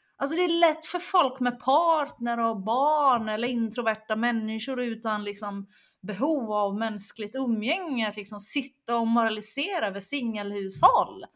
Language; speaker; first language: Swedish; native; Swedish